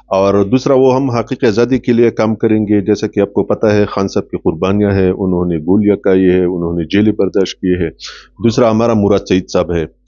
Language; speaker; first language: Urdu; non-native, local second language; Pashto